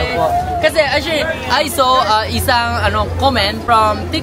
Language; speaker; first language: Filipino; non-native, learner; Japanese